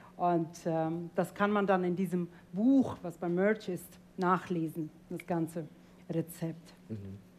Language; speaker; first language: German; non-native, fluent; Tajik